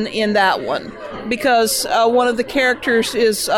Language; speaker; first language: English; native; English